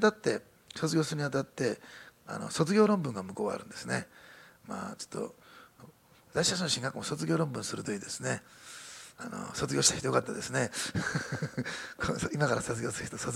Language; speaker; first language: Japanese; native; Japanese